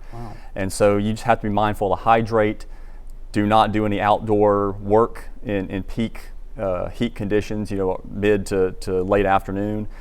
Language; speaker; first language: English; native; English